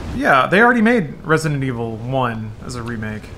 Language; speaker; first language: English; native; English